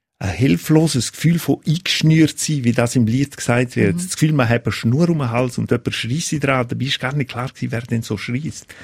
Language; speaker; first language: German; non-native, local second language; Romansh